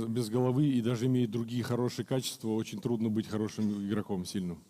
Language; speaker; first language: Russian; native; Russian